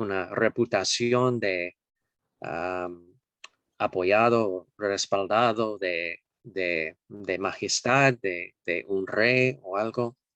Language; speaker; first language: Spanish; non-native, fluent; English